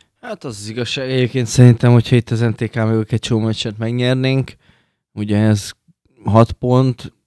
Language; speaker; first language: Hungarian; native; Hungarian